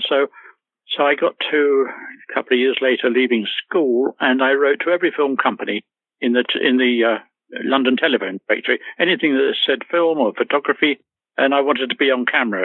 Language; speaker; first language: English; native; English